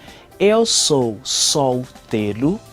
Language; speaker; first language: Portuguese; non-native, fluent; Haitian Creole